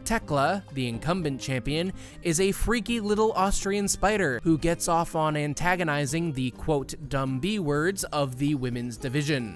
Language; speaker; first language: English; native; English